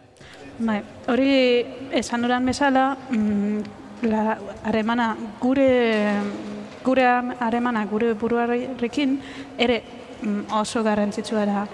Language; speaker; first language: Basque; non-native, fluent; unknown